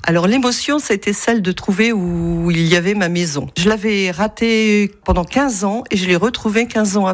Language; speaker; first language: French; native; French